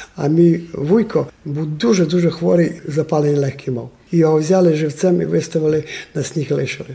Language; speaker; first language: Ukrainian; non-native, local second language; Romanian